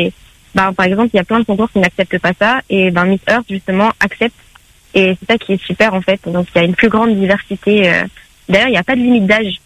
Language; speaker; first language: French; native; French